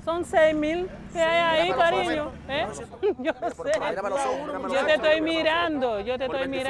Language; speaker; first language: Spanish; non-native, fluent; Haitian Creole